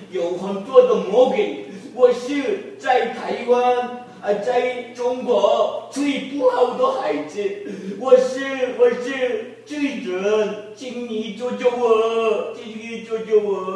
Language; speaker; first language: Chinese; non-native, learner; Korean